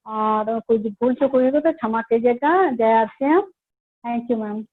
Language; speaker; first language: Hindi; native; Hindi